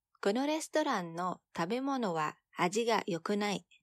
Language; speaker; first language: Japanese; non-native, fluent; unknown